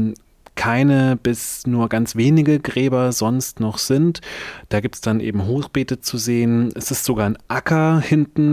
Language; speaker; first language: German; native; German